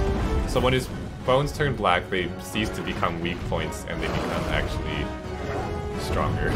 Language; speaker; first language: English; native; English